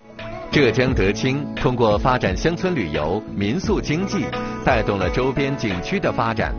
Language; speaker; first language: Chinese; native; Chinese